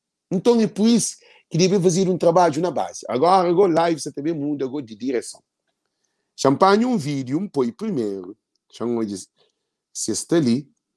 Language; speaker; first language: Portuguese; non-native, local second language; Kabuverdianu